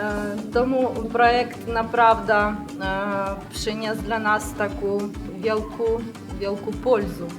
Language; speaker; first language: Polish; non-native, learner; Ukrainian